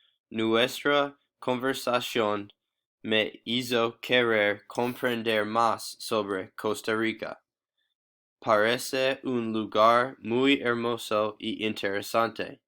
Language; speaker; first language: Spanish; non-native, learner; English